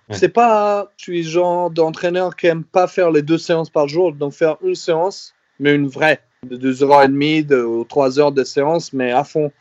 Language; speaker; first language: French; non-native, fluent; Serbian